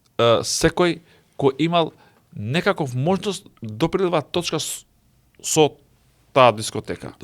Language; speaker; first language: Macedonian; non-native, local second language; Albanian